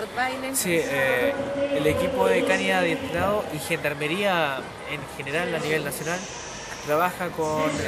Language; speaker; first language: Spanish; native; Spanish